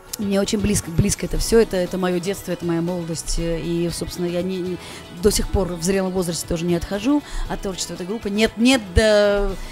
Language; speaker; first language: Russian; non-native, local second language; Georgian